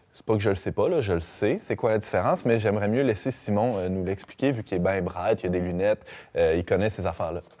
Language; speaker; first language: French; native; French